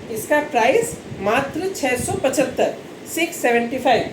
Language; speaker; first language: Hindi; non-native, local second language; Bangla